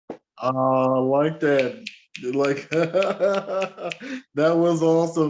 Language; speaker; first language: English; native; English